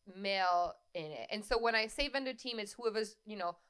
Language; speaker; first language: English; non-native, fluent; French